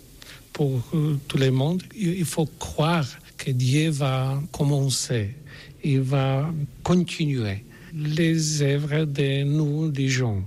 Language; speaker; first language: French; non-native, learner; Polish